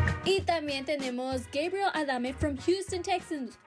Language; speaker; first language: Spanish; early bilingual, heritage; Spanish